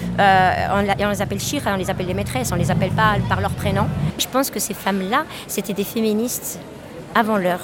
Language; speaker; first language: French; non-native, local second language; Arabic